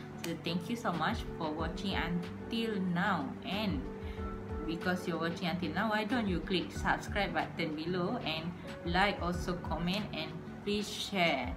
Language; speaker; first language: English; non-native, local second language; Malay